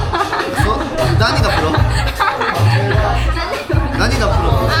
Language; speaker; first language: Japanese; non-native, learner; Korean